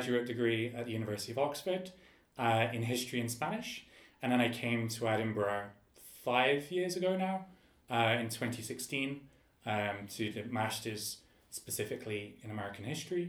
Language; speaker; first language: English; native; English